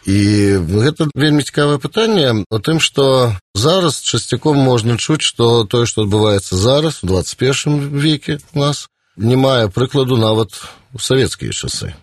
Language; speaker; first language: Belarusian; native; Belarusian